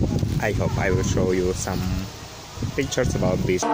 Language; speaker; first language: English; non-native, learner; Armenian